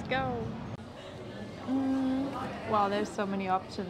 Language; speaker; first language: English; non-native, fluent; German